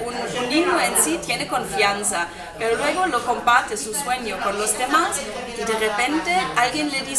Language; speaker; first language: Spanish; non-native, fluent; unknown